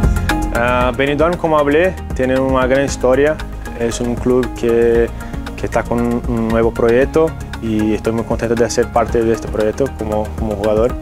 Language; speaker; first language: Spanish; non-native, fluent; Portuguese